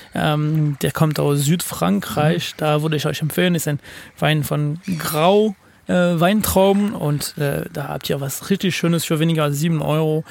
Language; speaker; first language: German; non-native, fluent; French